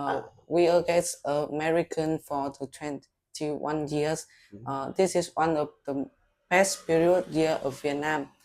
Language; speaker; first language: English; non-native, learner; Vietnamese